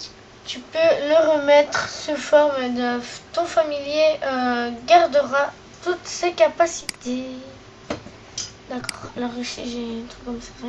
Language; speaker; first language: French; native; French